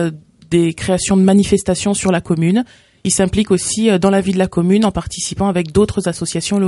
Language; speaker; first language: French; native; French